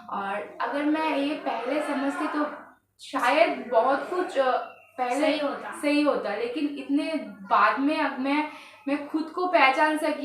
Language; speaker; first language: Hindi; non-native, local second language; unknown